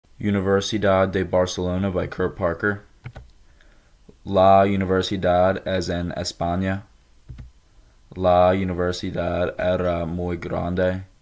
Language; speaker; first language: Spanish; non-native, learner; English